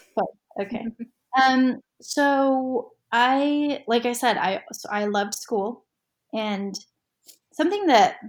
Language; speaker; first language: English; early bilingual, other home language; Spanish